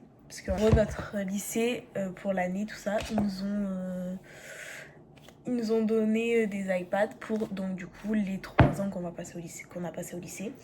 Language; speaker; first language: French; native; French